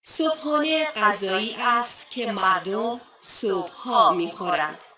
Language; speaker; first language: Persian; non-native, fluent; Turkish